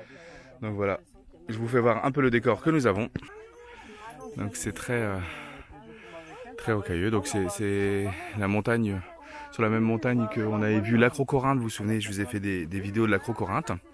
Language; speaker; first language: French; native; French